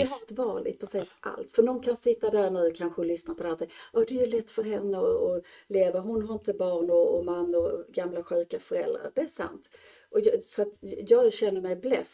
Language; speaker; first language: Swedish; native; Swedish